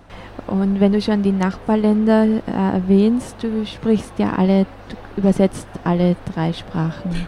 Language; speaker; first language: German; native; German